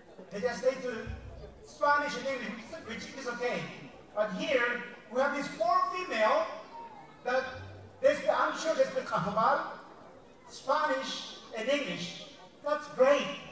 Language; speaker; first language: English; non-native, fluent; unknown